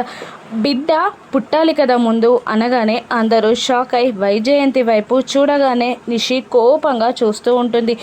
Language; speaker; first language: Telugu; native; Telugu